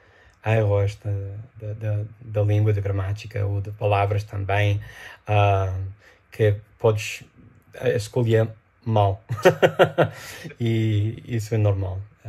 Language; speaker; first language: Portuguese; non-native, fluent; English